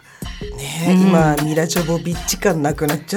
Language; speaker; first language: Japanese; native; Japanese